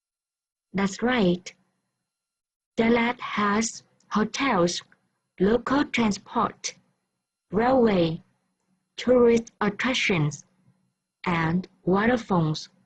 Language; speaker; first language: English; non-native, fluent; Vietnamese